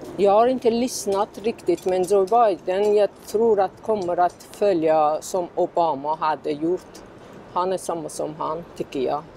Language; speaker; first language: Swedish; non-native, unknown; Persian